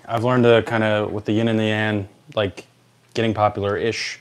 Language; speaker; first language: English; native; English